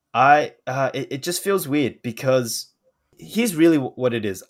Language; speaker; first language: English; native; English